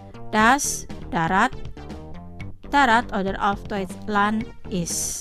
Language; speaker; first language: German; non-native, fluent; Indonesian